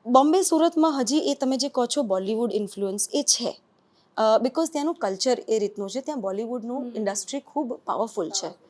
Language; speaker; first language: Gujarati; native; Gujarati